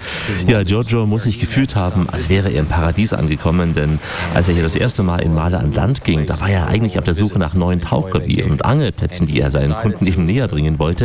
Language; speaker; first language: German; native; German